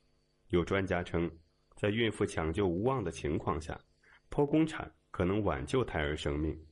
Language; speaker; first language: Chinese; native; Chinese